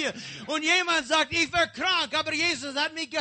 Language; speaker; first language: German; non-native, learner; English